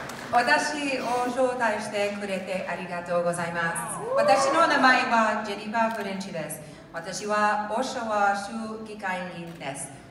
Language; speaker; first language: Japanese; non-native, learner; English